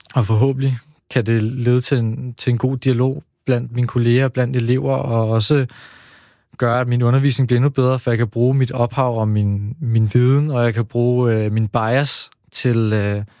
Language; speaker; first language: Danish; early bilingual, other home language; Hebrew